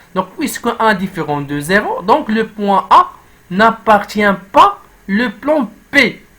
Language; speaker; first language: French; non-native, local second language; Arabic